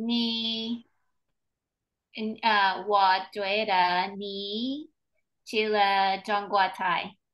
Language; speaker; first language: Chinese; non-native, learner; English